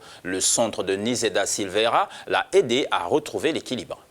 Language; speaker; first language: French; native; French